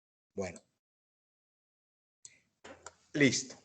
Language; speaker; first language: Spanish; native; Spanish